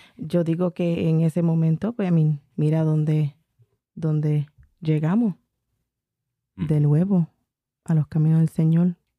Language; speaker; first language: Spanish; early bilingual, heritage; Spanish